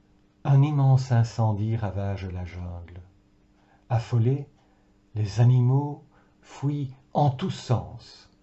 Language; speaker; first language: French; native; French